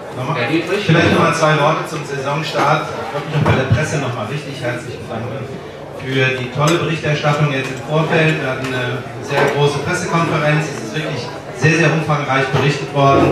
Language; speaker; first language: German; native; German